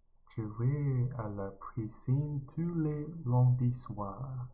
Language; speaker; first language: French; non-native, learner; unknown